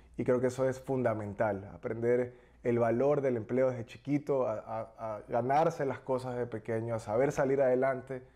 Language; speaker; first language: Spanish; native; Spanish